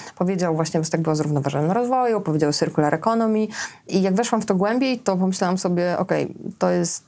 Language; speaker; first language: Polish; native; Polish